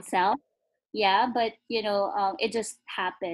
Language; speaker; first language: English; non-native, local second language; Filipino